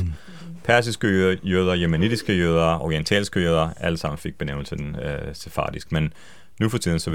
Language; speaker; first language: Danish; non-native, fluent; Hebrew